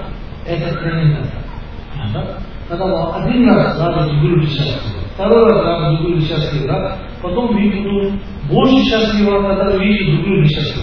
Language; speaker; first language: Russian; non-native, learner; Tibetan